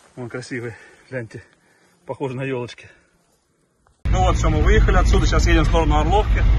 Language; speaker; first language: Russian; native; Russian